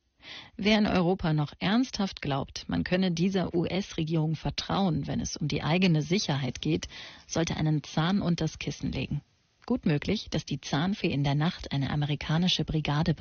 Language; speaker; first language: German; native; German